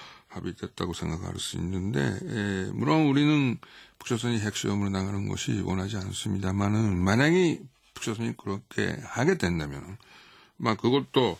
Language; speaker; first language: Korean; non-native, fluent; Japanese